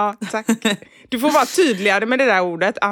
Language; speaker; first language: Swedish; native; Swedish